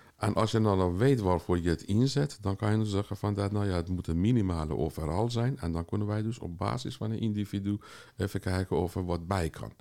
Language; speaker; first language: Dutch; non-native, fluent; Persian